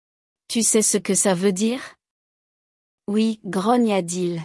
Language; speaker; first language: French; non-native, learner; Chinese